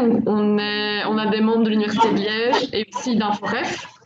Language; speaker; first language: French; native; French